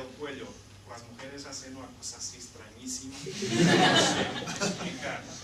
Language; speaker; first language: Spanish; non-native, fluent; Portuguese